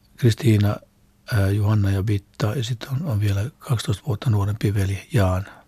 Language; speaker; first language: Finnish; non-native, local second language; Swedish